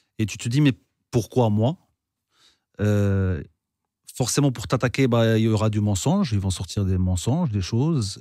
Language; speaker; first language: French; non-native, local second language; Arabic